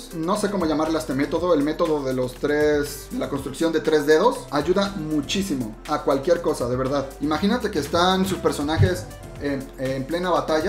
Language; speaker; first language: Spanish; native; Spanish